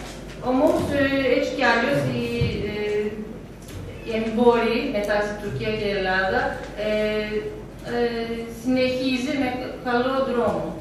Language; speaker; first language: Greek; non-native, learner; Turkish